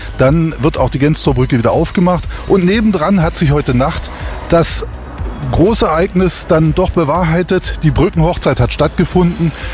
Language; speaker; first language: German; native; German